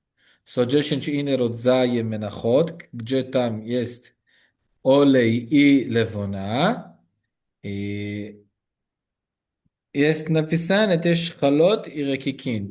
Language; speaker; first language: Polish; non-native, learner; Hebrew